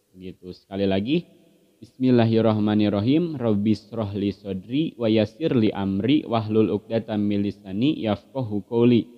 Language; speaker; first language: Indonesian; non-native, local second language; Sundanese